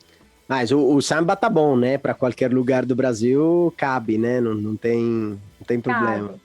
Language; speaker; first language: Portuguese; non-native, fluent; Italian